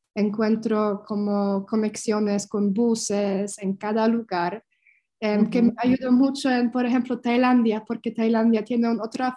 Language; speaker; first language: Spanish; non-native, learner; Polish